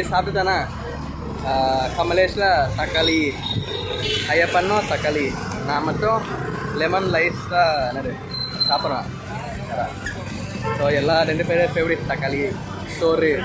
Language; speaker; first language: Tamil; native; Tamil